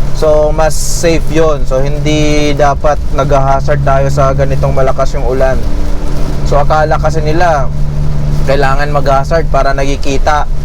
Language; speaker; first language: Filipino; native; Filipino